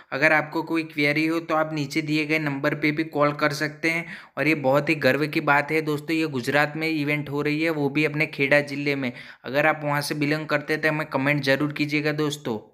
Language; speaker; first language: Hindi; non-native, local second language; Gujarati